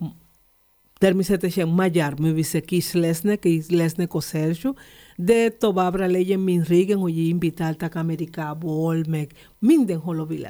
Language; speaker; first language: Hungarian; non-native, learner; Spanish